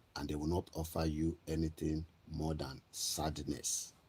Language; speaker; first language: English; non-native, local second language; Yoruba